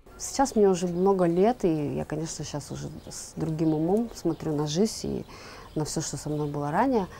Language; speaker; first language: Russian; native; Russian